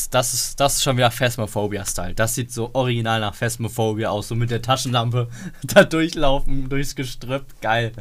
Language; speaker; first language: German; native; German